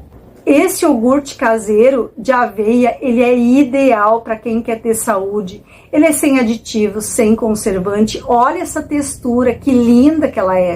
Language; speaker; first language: Portuguese; native; Portuguese